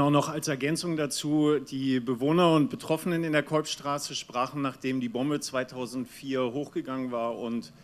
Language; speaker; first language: German; native; German